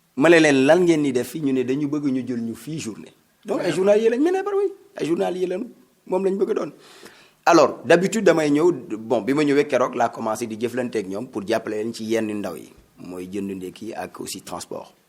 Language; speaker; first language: Wolof; non-native, local second language; Serer